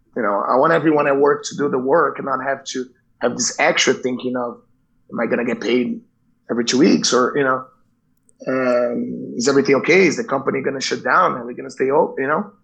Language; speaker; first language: English; non-native, fluent; Portuguese